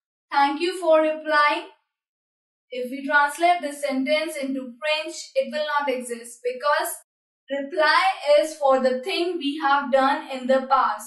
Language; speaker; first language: English; non-native, local second language; Hindi